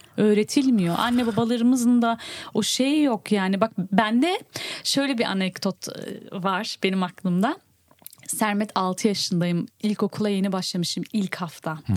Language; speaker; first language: Turkish; early bilingual, heritage; Turkish